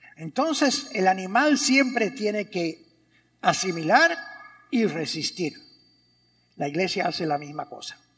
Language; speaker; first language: Spanish; early bilingual, heritage; Spanish